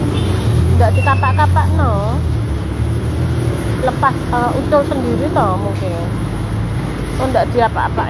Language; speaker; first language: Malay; non-native, local second language; Javanese